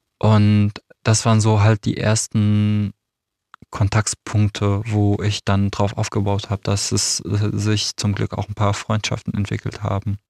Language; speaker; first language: German; non-native, fluent; Arabic